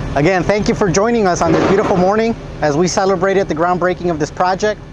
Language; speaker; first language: English; native; English